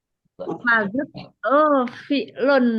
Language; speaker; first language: Arabic; non-native, learner; Indonesian